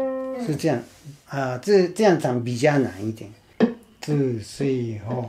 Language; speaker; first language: Chinese; non-native, fluent; Japanese